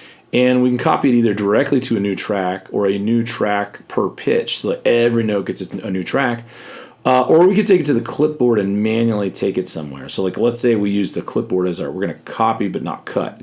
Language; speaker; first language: English; native; English